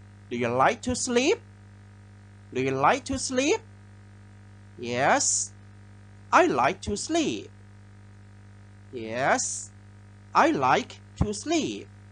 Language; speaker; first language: English; non-native, fluent; Thai